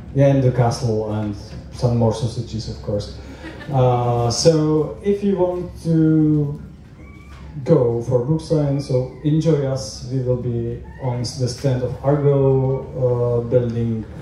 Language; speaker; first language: English; non-native, fluent; Czech